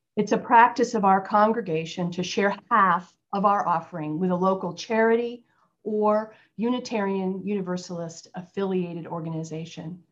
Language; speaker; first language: English; native; English